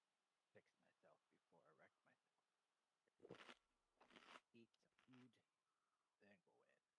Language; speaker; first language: English; native; English